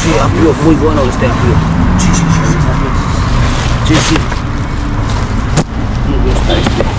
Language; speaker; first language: Spanish; non-native, learner; Filipino